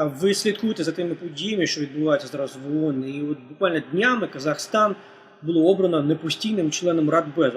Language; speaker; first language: Ukrainian; native; Ukrainian